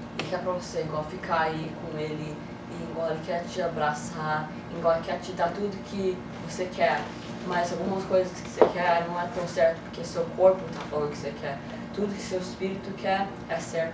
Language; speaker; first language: Portuguese; early bilingual, heritage; English